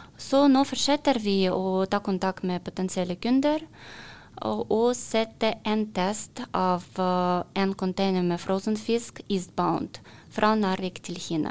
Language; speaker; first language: Norwegian; non-native, learner; Russian